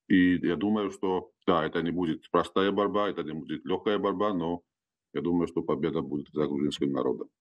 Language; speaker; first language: Russian; non-native, local second language; Georgian